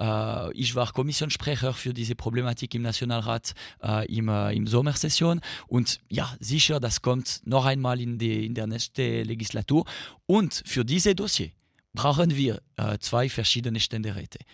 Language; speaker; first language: German; non-native, learner; French